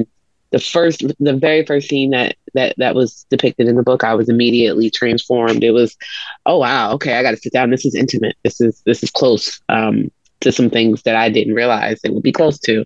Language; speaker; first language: English; native; English